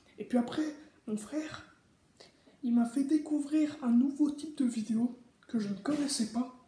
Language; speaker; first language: French; native; French